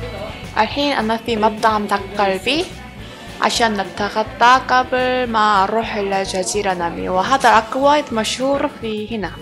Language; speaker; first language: Arabic; non-native, learner; Korean